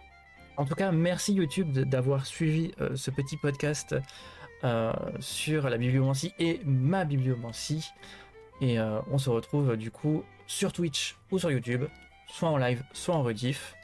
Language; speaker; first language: French; native; French